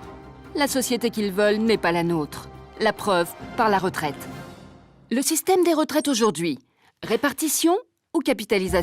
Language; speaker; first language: French; native; French